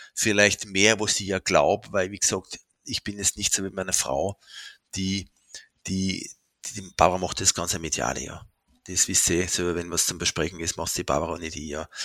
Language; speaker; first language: German; non-native, fluent; French